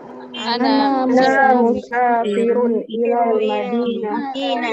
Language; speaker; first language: Arabic; non-native, learner; Indonesian